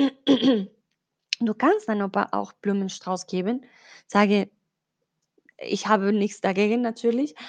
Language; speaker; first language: German; non-native, learner; Spanish